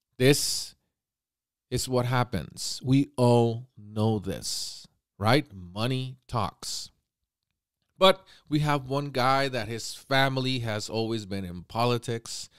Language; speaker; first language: English; native; English